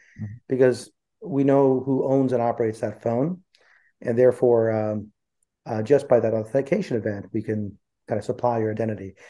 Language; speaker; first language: English; early bilingual, other home language; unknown